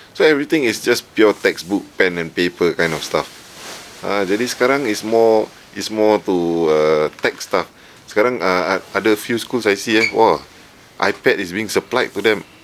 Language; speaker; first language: English; non-native, local second language; Malay